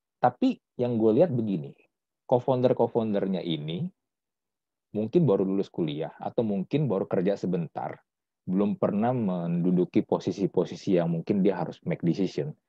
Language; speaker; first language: Indonesian; native; Indonesian